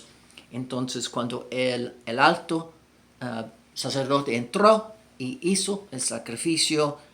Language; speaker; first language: Spanish; non-native, fluent; English